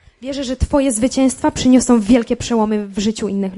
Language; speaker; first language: Polish; native; Polish